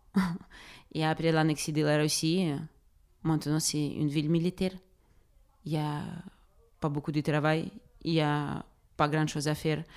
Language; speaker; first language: French; non-native, fluent; Ukrainian